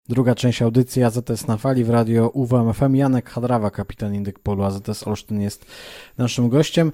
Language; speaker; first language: Polish; native; Polish